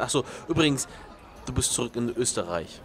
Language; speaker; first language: German; native; German